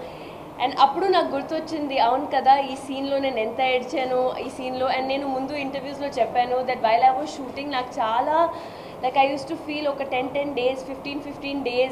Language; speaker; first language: Telugu; non-native, local second language; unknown